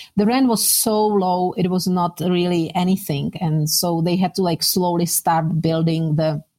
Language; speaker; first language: English; non-native, fluent; Czech